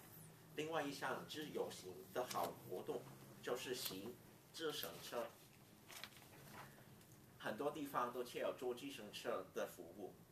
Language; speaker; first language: Chinese; non-native, local second language; Cantonese